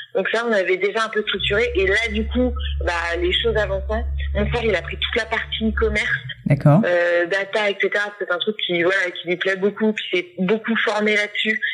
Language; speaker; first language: French; native; French